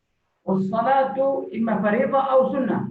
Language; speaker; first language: Arabic; native; Arabic